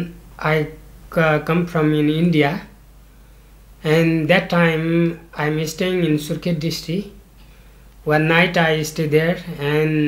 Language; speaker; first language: English; non-native, learner; Nepali